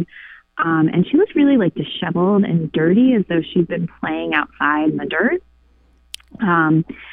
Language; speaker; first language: English; native; English